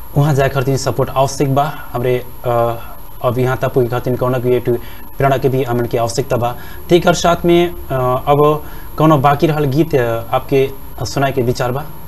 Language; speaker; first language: Bhojpuri; non-native, local second language; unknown